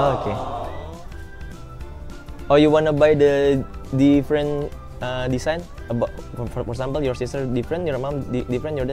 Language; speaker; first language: English; non-native, fluent; Indonesian